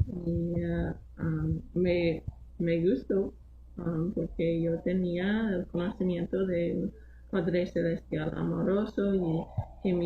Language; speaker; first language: Spanish; non-native, learner; English